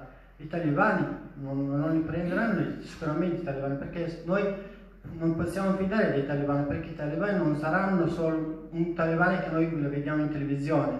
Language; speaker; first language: Italian; non-native, fluent; Persian